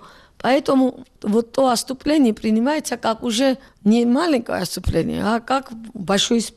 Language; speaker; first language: Russian; non-native, local second language; Georgian